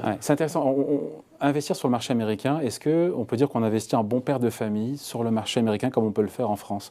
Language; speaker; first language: French; native; French